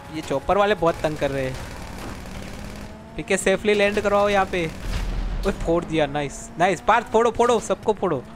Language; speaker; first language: Hindi; non-native, local second language; Gujarati